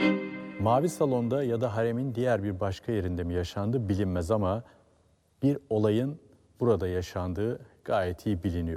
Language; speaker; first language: Turkish; native; Turkish